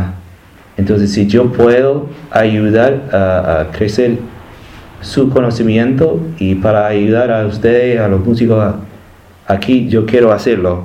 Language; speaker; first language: Spanish; non-native, learner; English